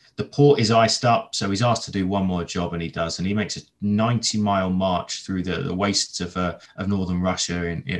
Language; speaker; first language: English; native; English